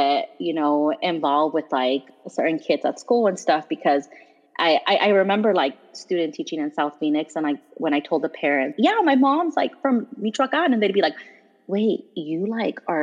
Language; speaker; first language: English; early bilingual, other home language; Spanish